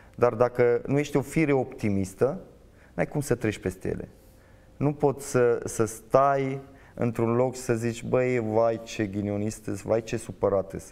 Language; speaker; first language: Romanian; native; Romanian